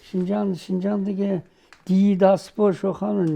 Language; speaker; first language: Chinese; non-native, local second language; Uyghur